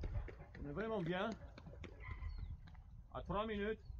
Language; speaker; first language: French; non-native, fluent; Romanian